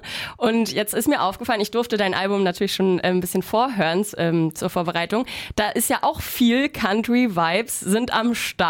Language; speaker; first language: German; native; German